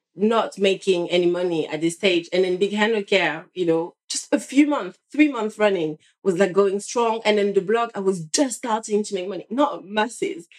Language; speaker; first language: English; non-native, fluent; French